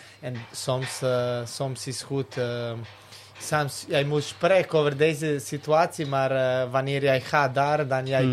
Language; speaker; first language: Dutch; non-native, learner; Serbian